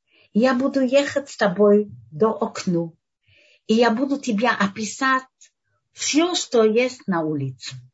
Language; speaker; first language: Russian; early bilingual, heritage; Russian